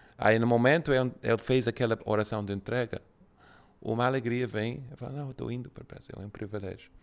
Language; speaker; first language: Portuguese; non-native, fluent; English